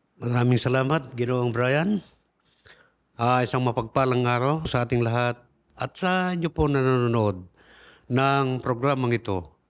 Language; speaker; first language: Filipino; native; Filipino